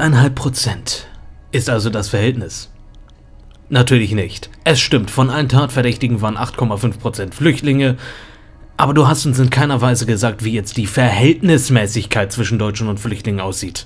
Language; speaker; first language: German; native; German